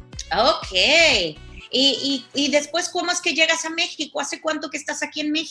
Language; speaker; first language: Spanish; native; Spanish